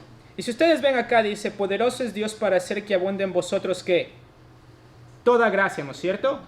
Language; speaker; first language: Spanish; native; Spanish